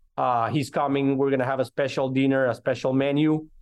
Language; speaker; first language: English; non-native, fluent; Spanish